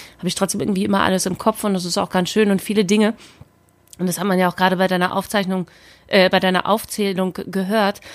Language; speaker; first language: German; native; German